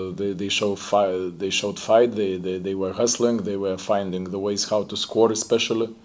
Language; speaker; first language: English; non-native, fluent; Lithuanian